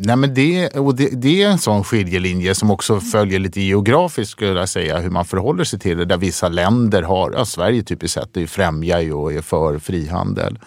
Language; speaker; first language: Swedish; native; Swedish